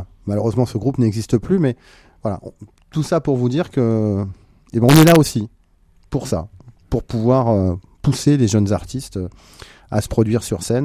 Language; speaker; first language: French; native; French